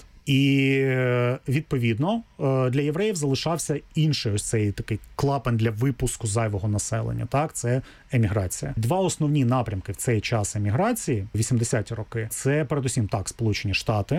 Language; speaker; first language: Ukrainian; native; Ukrainian